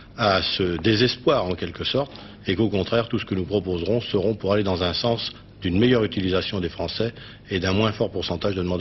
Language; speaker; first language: French; native; French